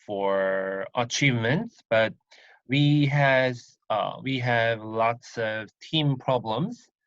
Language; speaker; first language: English; non-native, learner; Korean